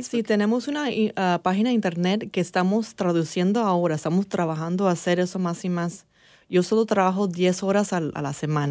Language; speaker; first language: Spanish; early bilingual, heritage; English